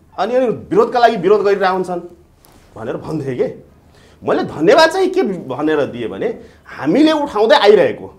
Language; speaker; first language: Nepali; non-native, local second language; Maithili